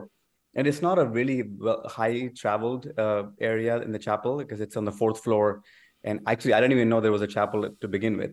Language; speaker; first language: English; non-native, local second language; Urdu